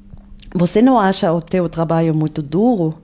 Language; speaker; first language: Portuguese; non-native, fluent; German